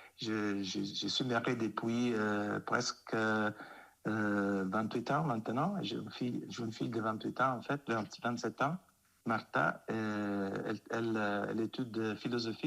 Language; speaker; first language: French; non-native, fluent; Italian